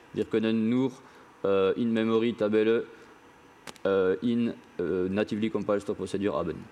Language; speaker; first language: German; non-native, learner; French